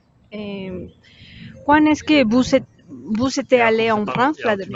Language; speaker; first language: French; non-native, learner; Spanish